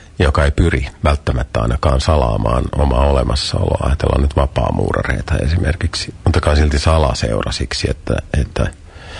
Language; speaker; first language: Finnish; native; Finnish